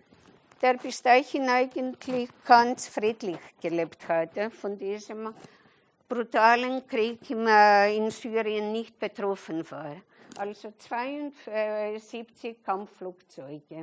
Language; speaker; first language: German; non-native, fluent; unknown